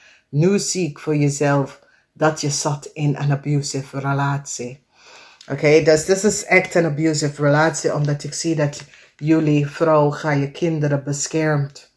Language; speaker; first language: Dutch; non-native, learner; English